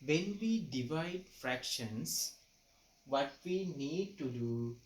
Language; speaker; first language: English; non-native, local second language; Sinhala